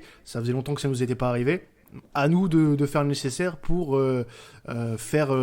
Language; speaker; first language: French; native; French